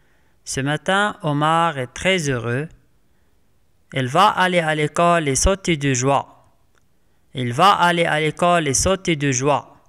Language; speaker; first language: French; non-native, local second language; Arabic